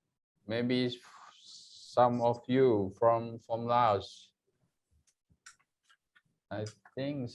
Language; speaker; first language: English; non-native, learner; Thai